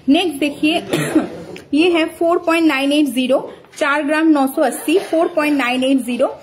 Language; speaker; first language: Hindi; non-native, local second language; Bangla